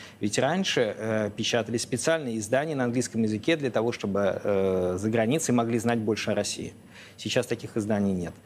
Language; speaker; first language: Russian; native; Russian